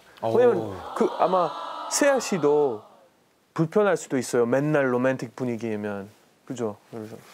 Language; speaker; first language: Korean; non-native, learner; English